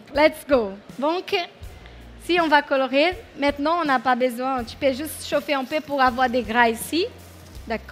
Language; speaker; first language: French; non-native, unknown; Portuguese